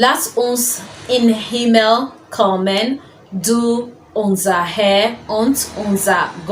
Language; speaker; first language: German; non-native, fluent; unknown